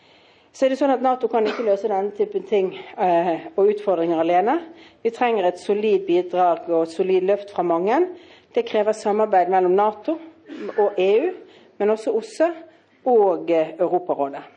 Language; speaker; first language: Norwegian; native; Norwegian